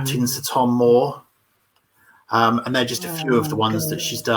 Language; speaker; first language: English; native; English